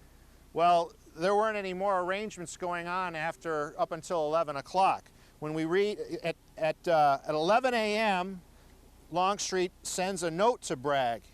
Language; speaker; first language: English; native; English